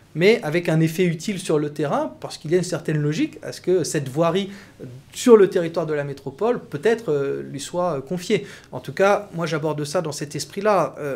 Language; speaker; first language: French; native; French